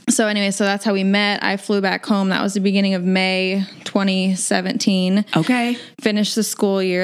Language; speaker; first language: English; native; English